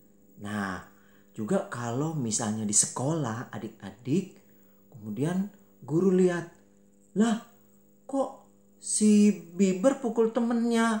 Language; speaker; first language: Malay; native; Malay